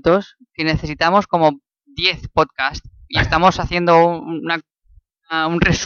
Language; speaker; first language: Spanish; native; Spanish